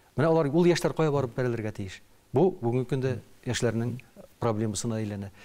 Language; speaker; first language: Tatar; native; Tatar